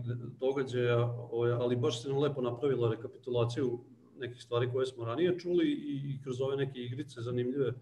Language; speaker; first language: Serbian; native; Serbian